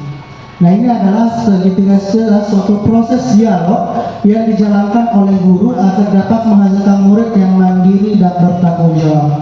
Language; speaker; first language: Indonesian; native; Indonesian